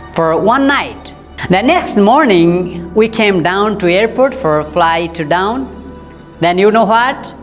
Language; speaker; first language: English; non-native, local second language; Nepali